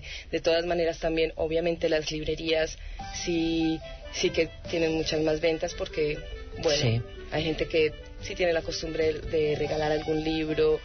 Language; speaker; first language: Spanish; native; Spanish